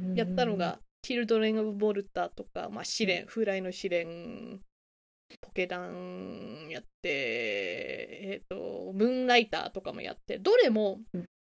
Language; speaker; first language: Japanese; native; Japanese